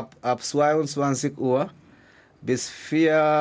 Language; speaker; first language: German; non-native, learner; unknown